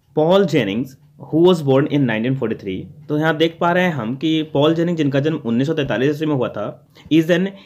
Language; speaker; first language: Hindi; native; Hindi